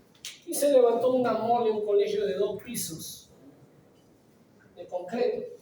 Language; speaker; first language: Spanish; native; Spanish